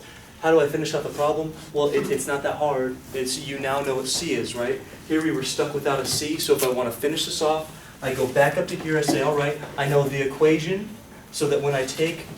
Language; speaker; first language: English; native; English